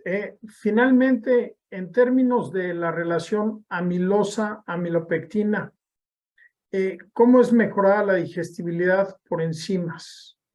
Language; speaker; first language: Spanish; native; Spanish